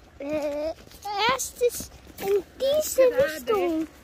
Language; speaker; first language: German; early bilingual, other home language; Indonesian